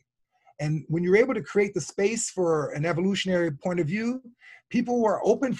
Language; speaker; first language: English; native; English